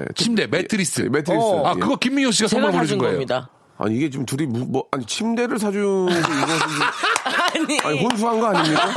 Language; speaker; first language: Korean; native; Korean